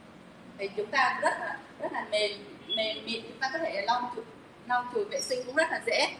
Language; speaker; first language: Vietnamese; native; Vietnamese